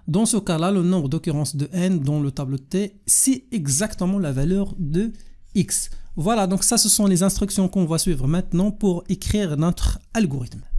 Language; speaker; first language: French; non-native, local second language; Arabic